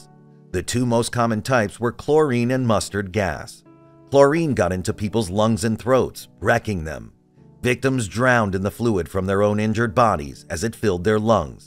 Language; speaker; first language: English; native; English